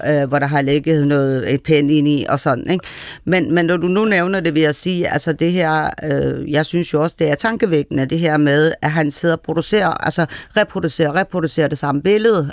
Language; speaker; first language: Danish; early bilingual, other home language; Persian